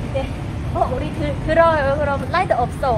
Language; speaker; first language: Korean; non-native, learner; Vietnamese